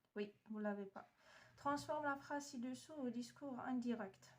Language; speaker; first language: French; non-native, local second language; Arabic